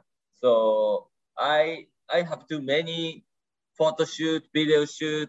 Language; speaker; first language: English; non-native, learner; Japanese